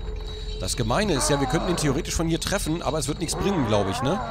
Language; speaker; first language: German; native; German